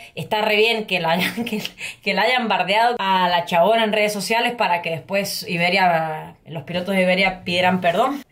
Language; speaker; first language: Spanish; native; Spanish